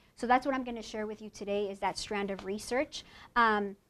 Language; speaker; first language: English; native; English